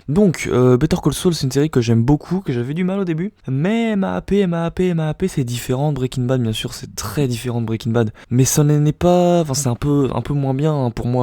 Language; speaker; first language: French; native; French